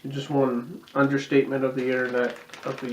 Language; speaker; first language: English; native; English